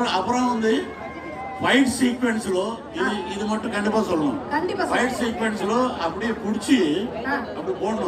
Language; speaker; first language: Tamil; non-native, learner; Telugu